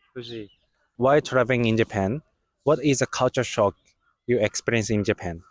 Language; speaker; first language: English; non-native, fluent; Japanese